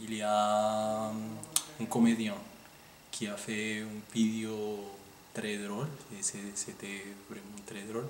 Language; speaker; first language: French; non-native, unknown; Spanish